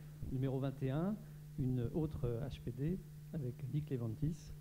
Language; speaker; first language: French; native; French